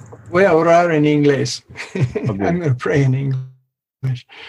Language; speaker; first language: Spanish; non-native, fluent; English